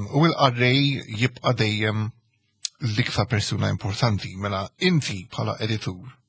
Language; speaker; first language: Maltese; early bilingual, heritage; Maltese